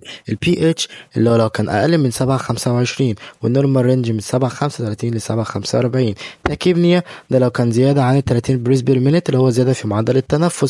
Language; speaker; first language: Arabic; native; Arabic